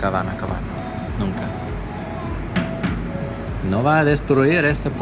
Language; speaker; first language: Spanish; non-native, learner; English